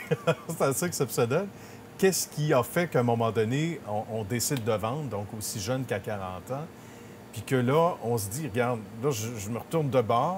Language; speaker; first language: French; native; French